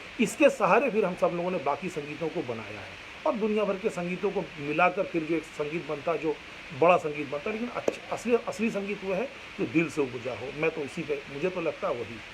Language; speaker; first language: Hindi; non-native, local second language; Bangla